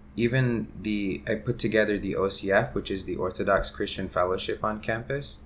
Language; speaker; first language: English; early bilingual, other home language; Hindi